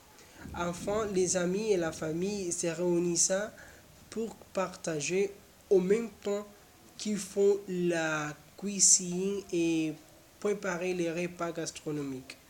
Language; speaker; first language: French; non-native, learner; Spanish